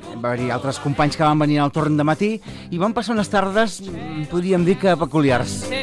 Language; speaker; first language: Catalan; native; Catalan